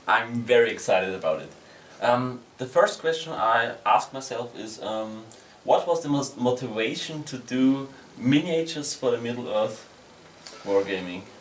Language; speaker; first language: English; non-native, learner; German